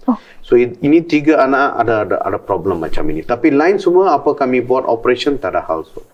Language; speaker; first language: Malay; non-native, local second language; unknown